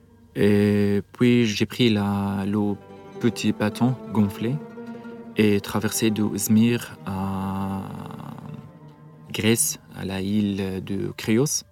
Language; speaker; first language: French; non-native, learner; Arabic